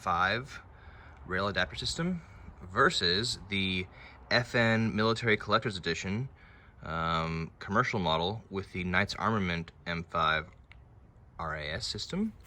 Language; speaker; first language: English; native; English